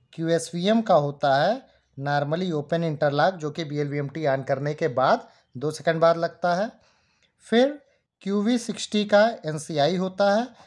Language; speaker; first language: Hindi; native; Hindi